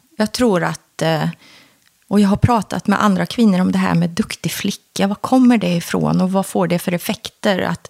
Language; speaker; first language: Swedish; native; Swedish